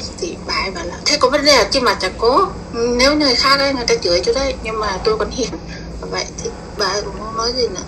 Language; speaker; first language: Vietnamese; non-native, local second language; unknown